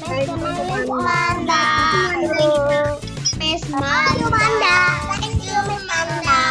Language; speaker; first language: English; non-native, learner; Indonesian